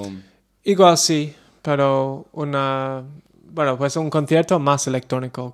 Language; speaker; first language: Spanish; non-native, learner; English